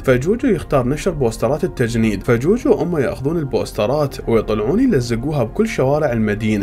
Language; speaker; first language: Arabic; native; Arabic